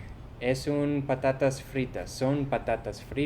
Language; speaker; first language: Spanish; non-native, fluent; English